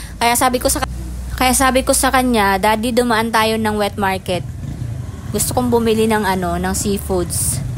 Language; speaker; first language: Filipino; non-native, local second language; Cebuano